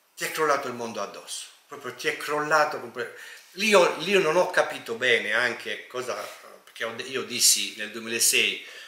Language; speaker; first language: Italian; native; Italian